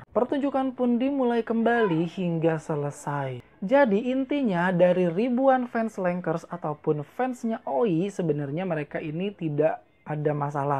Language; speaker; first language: Indonesian; native; Indonesian